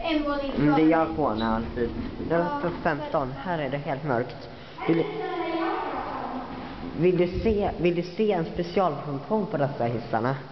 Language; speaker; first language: Swedish; native; Swedish